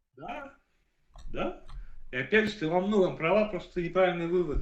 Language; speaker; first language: Russian; native; Russian